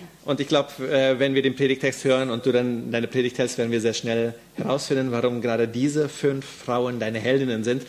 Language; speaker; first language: German; native; German